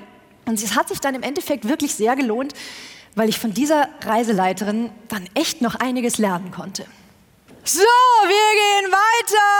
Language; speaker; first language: German; native; German